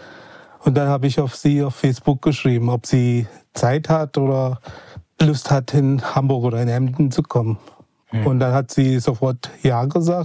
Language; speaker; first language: German; non-native, fluent; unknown